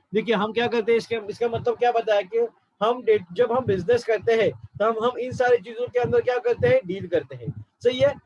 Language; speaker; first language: Hindi; non-native, local second language; Marathi